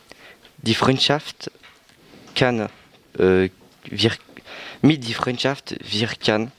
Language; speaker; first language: German; non-native, learner; French